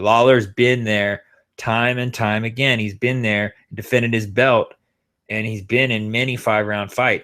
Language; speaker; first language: English; native; English